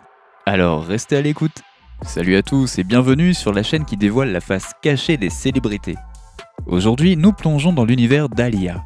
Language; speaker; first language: French; native; French